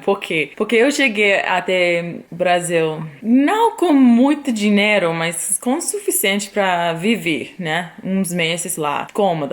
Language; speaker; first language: Portuguese; non-native, fluent; English